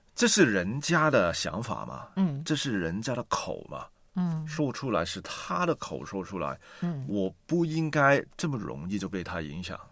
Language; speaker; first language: Chinese; non-native, local second language; Cantonese